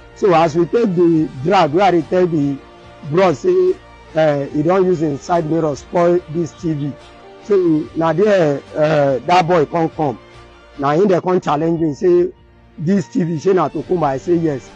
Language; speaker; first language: Nigerian Pidgin; native; Nigerian Pidgin